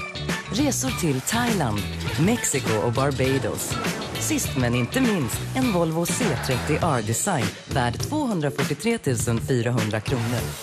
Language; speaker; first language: Swedish; native; Swedish